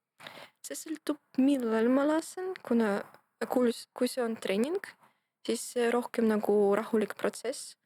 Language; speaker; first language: Estonian; non-native, local second language; Russian